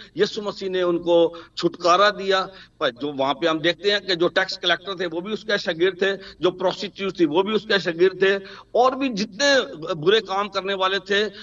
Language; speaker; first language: Urdu; non-native, local second language; Punjabi